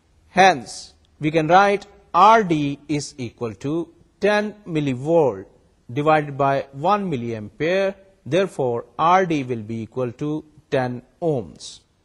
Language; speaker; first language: English; non-native, local second language; Urdu